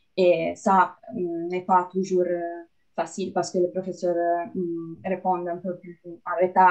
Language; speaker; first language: French; non-native, fluent; Italian